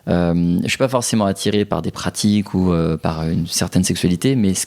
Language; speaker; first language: French; native; French